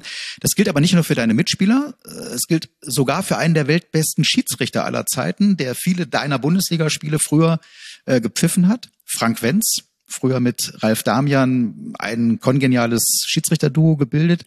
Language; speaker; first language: German; native; German